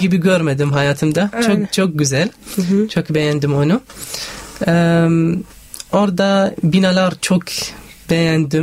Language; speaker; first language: Turkish; non-native, fluent; Arabic